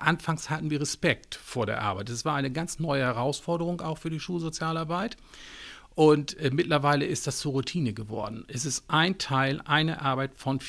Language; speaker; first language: German; native; German